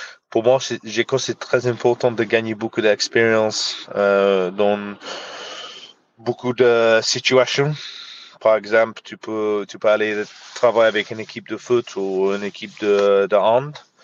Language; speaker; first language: French; non-native, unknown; English